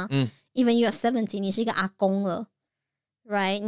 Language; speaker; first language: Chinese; native; Chinese